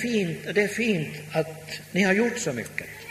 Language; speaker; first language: Swedish; non-native, local second language; Finnish